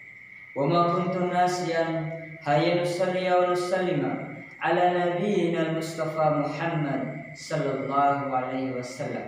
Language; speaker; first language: Arabic; non-native, learner; Indonesian